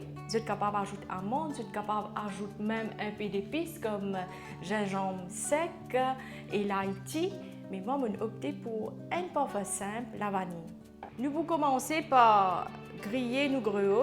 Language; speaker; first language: French; non-native, local second language; Morisyen